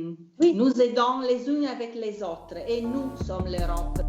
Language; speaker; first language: French; non-native, learner; Italian